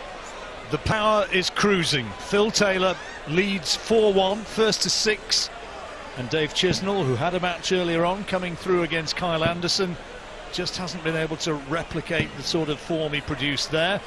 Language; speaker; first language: English; native; English